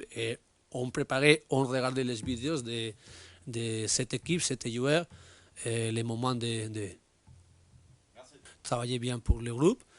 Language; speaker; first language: French; non-native, learner; Spanish